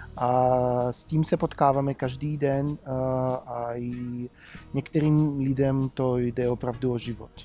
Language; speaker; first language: Czech; non-native, fluent; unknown